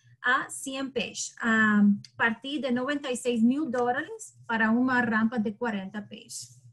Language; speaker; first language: Portuguese; non-native, learner; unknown